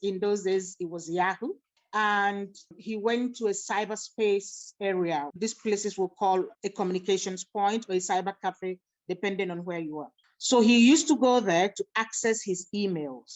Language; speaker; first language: English; non-native, local second language; Igbo